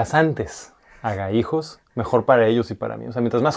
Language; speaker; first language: Spanish; native; Spanish